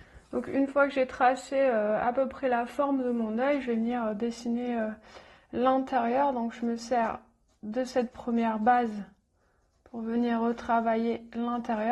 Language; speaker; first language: French; native; French